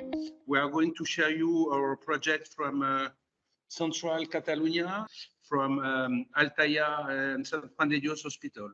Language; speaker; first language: English; non-native, fluent; Spanish